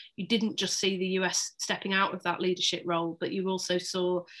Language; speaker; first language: English; native; English